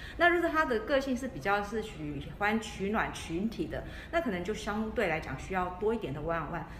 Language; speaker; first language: Chinese; native; Chinese